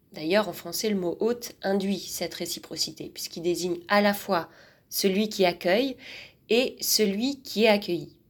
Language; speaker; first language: French; native; French